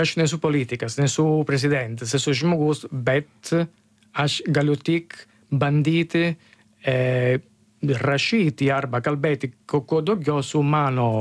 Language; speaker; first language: Lithuanian; non-native, learner; Italian